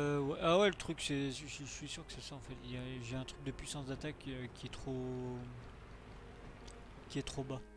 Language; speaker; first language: French; native; French